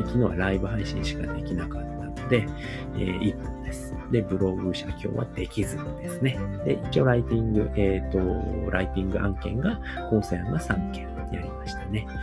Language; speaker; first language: Japanese; native; Japanese